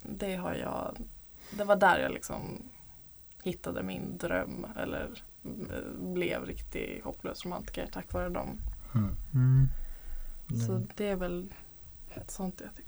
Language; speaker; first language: Swedish; native; Swedish